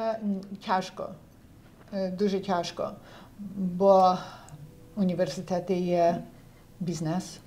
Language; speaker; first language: Ukrainian; early bilingual, heritage; Ukrainian